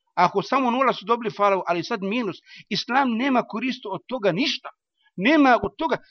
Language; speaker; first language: Bosnian; non-native, learner; Arabic